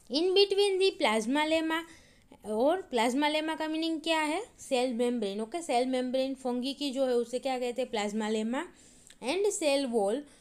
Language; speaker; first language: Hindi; non-native, local second language; Gujarati